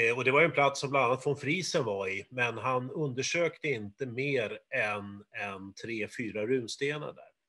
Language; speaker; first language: Swedish; native; Swedish